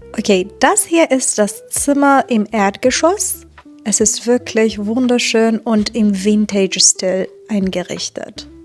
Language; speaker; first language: German; non-native, fluent; Persian